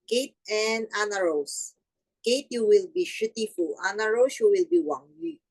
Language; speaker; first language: English; non-native, fluent; Filipino